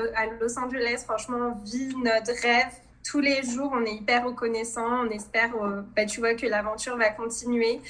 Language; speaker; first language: French; native; French